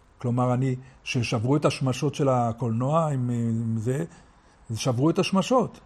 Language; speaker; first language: Hebrew; native; Hebrew